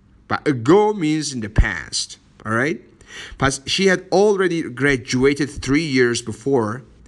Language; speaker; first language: English; non-native, fluent; Persian